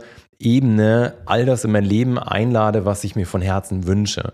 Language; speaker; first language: German; native; German